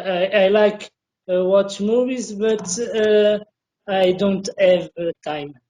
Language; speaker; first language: English; non-native, learner; Portuguese